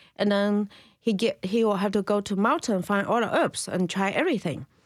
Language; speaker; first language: English; non-native, learner; Chinese